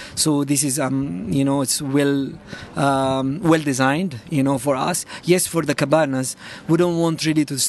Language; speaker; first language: English; non-native, fluent; Arabic